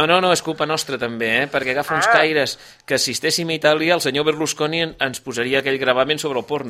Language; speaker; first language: Catalan; native; Catalan